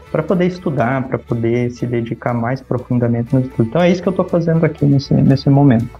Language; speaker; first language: Portuguese; native; Portuguese